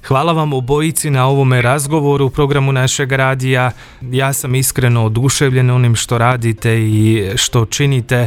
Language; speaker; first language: Croatian; native; Croatian